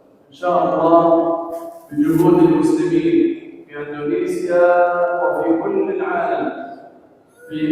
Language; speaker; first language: Arabic; native; Arabic